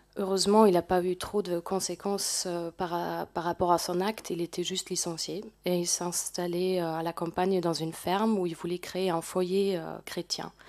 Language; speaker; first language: French; non-native, fluent; German